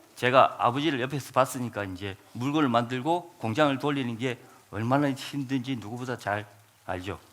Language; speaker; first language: Korean; native; Korean